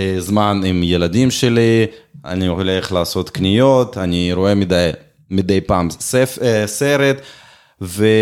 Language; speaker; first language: Hebrew; non-native, fluent; Russian